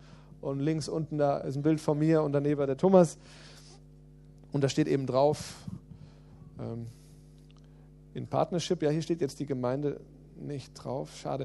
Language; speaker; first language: German; native; German